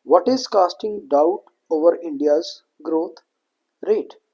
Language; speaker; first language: English; non-native, local second language; Punjabi